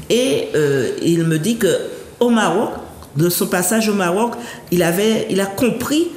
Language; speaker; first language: French; native; French